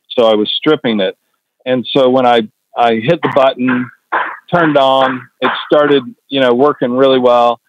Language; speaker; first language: English; native; English